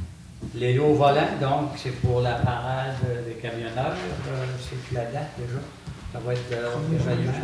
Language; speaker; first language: French; native; French